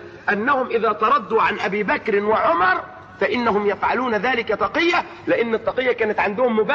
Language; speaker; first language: Arabic; native; Arabic